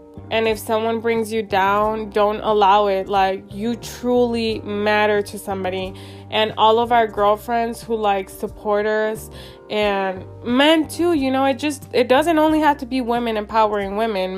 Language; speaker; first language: English; early bilingual, other home language; Spanish